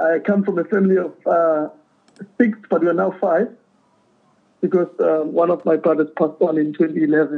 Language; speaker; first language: English; non-native, local second language; Zulu